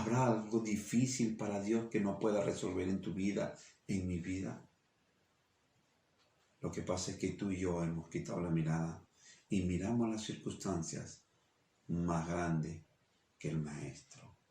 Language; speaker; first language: Spanish; native; Spanish